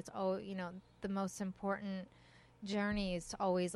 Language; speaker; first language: English; early bilingual, other home language; Persian